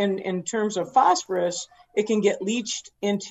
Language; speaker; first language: English; native; English